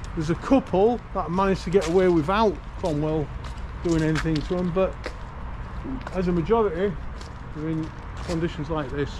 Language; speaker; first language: English; native; English